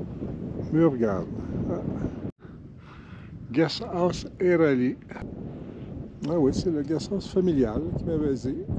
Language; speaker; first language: French; native; French